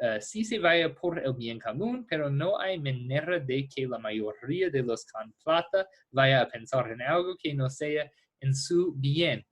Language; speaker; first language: Spanish; non-native, fluent; English